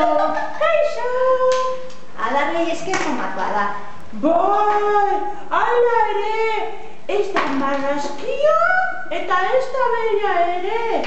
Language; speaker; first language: Basque; non-native, learner; Spanish